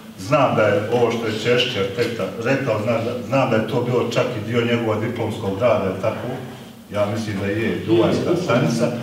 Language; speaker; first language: Bosnian; native; Bosnian